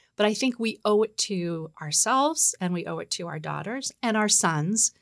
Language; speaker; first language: English; native; English